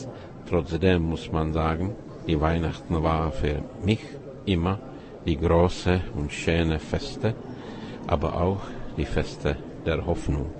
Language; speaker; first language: German; non-native, fluent; Czech